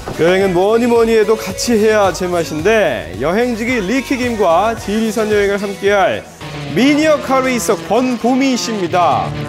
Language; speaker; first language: Korean; native; Korean